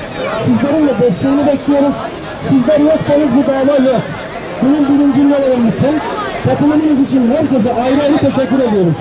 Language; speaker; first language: Turkish; native; Turkish